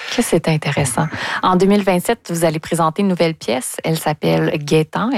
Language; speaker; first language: French; native; French